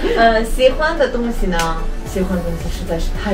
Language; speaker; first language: Chinese; non-native, fluent; Armenian